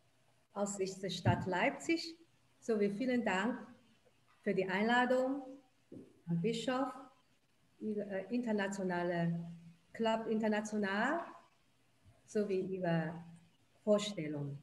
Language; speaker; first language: German; non-native, fluent; Chinese